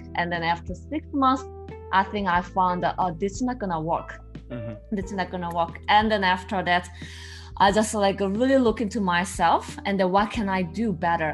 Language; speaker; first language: English; non-native, learner; Korean